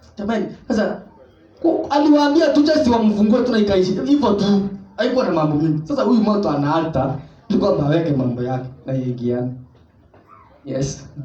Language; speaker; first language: Swahili; non-native, local second language; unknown